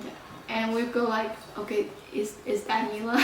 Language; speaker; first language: English; non-native, fluent; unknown